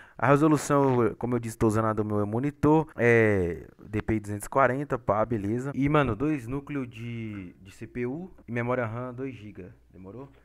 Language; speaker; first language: Portuguese; native; Portuguese